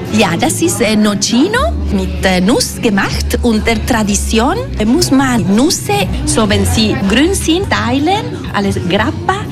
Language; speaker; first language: German; non-native, fluent; Italian